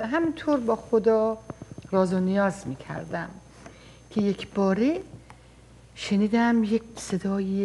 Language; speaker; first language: Persian; non-native, fluent; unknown